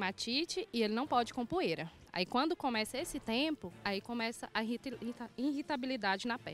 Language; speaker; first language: Portuguese; native; Portuguese